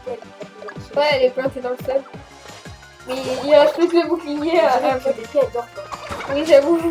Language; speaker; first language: French; native; French